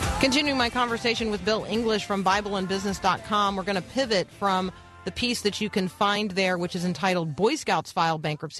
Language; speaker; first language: English; native; English